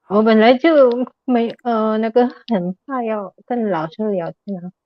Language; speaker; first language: Chinese; non-native, learner; Indonesian